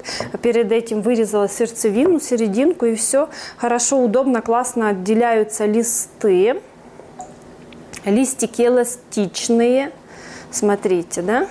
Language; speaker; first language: Russian; native; Russian